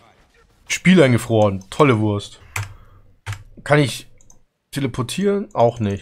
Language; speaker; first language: German; native; German